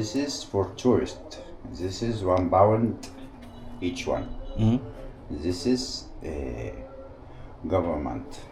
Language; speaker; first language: English; non-native, learner; Arabic